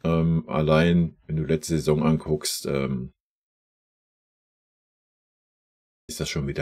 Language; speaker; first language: German; native; German